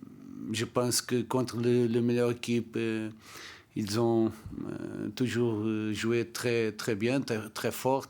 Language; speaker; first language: French; non-native, learner; Portuguese